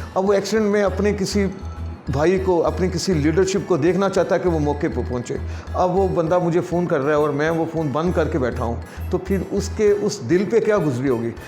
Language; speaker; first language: Hindi; non-native, local second language; Punjabi